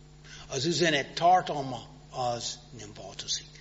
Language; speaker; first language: Hungarian; non-native, fluent; English